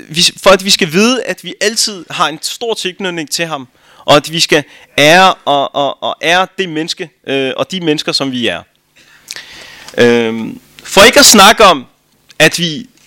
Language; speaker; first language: Danish; early bilingual, other home language; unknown